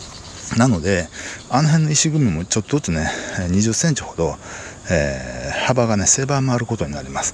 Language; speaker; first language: Japanese; native; Japanese